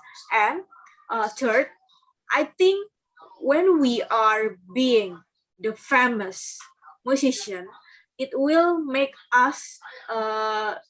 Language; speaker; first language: English; non-native, learner; Indonesian